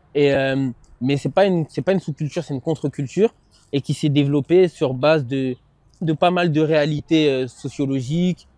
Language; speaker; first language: French; native; French